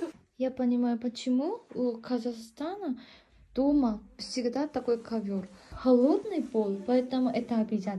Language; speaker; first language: Russian; non-native, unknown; Korean